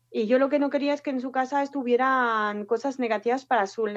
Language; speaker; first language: Spanish; non-native, fluent; French